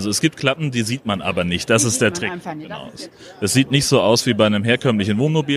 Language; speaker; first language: German; native; German